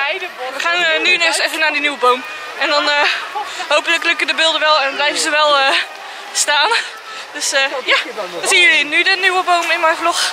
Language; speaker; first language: Dutch; native; Dutch